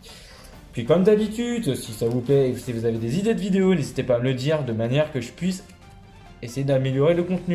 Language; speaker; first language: French; native; French